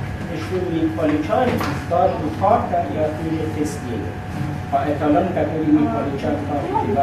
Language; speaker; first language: Russian; non-native, learner; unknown